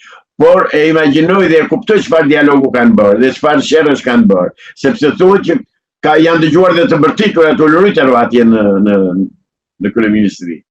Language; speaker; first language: Albanian; native; Albanian